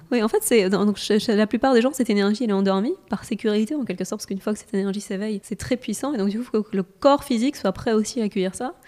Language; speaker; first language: French; non-native, fluent; Russian